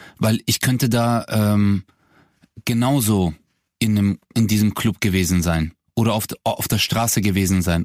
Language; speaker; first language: German; early bilingual, other home language; Turkish